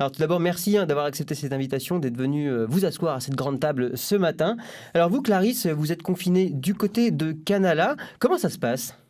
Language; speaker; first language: French; native; French